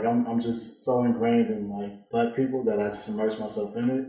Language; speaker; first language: English; native; English